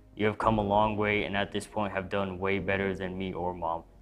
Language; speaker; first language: English; native; English